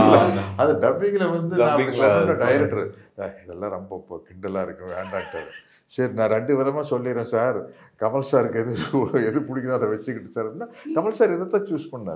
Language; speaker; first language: Tamil; native; Tamil